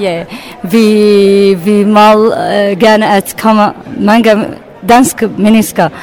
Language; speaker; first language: Danish; non-native, learner; Arabic